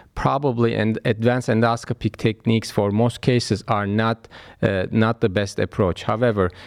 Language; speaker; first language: English; non-native, fluent; Turkish